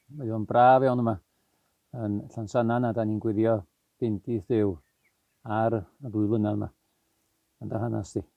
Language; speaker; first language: Welsh; native; Welsh